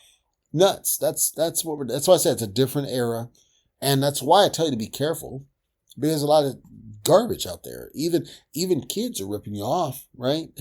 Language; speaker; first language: English; native; English